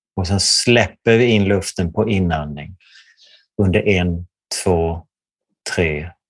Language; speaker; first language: Swedish; native; Swedish